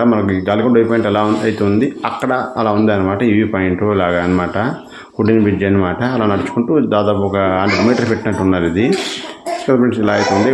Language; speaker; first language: Telugu; non-native, local second language; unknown